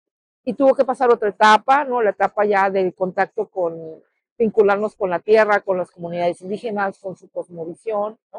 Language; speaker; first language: Spanish; native; Spanish